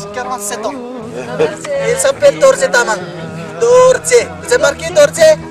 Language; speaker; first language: French; non-native, learner; Nepali